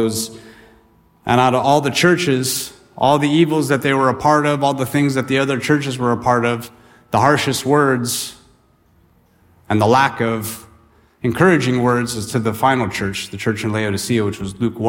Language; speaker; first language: English; native; English